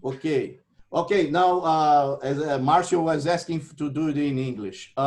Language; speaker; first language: English; non-native, fluent; Portuguese